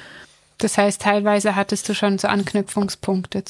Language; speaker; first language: German; native; German